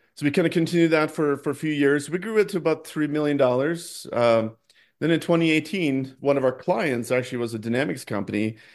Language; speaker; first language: English; non-native, fluent; Norwegian